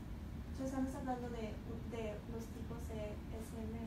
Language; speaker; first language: Spanish; early bilingual, heritage; Spanish